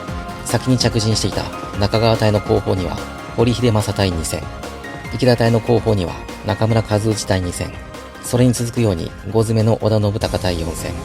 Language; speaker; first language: Japanese; native; Japanese